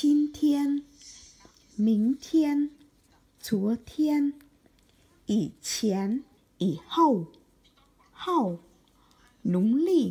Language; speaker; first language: Chinese; non-native, learner; Vietnamese